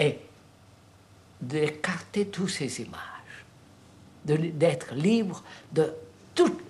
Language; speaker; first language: French; non-native, fluent; Telugu